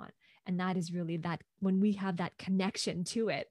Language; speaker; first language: English; non-native, local second language; Cantonese